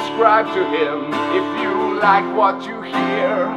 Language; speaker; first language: English; non-native, fluent; Norwegian